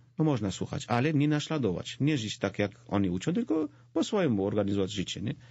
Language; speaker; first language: Polish; non-native, fluent; Georgian